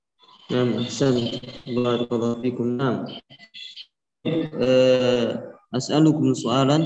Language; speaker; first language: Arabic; non-native, local second language; Indonesian